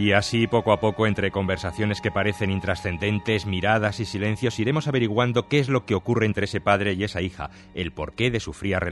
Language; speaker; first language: Spanish; native; Spanish